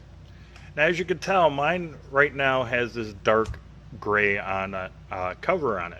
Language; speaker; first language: English; native; English